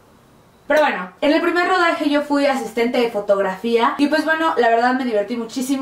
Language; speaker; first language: Spanish; native; Spanish